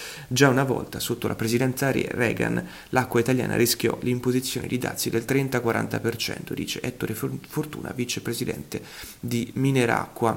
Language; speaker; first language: Italian; native; Italian